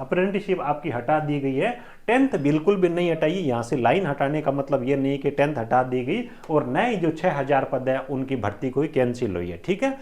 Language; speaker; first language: Hindi; native; Hindi